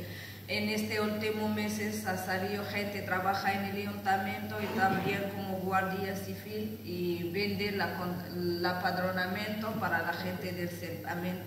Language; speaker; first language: Spanish; non-native, learner; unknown